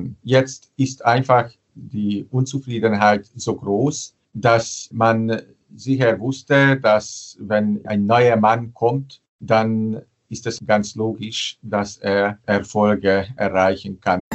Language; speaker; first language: German; non-native, fluent; Hungarian